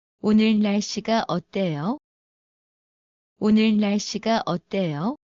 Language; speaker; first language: Korean; non-native, learner; Bangla